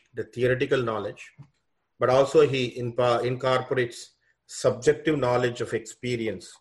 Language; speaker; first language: English; non-native, local second language; Tamil